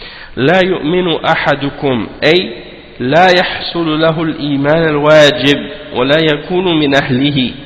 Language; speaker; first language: Arabic; non-native, fluent; French